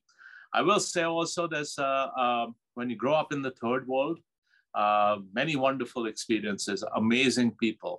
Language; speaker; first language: English; non-native, local second language; Urdu